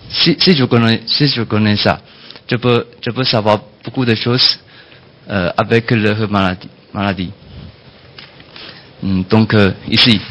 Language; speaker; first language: French; non-native, learner; Chinese